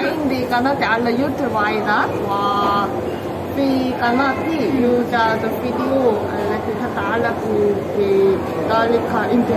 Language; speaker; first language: Arabic; non-native, learner; Korean